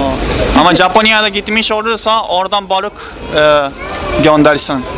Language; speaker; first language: Turkish; non-native, learner; Japanese